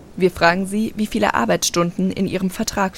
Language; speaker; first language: German; native; German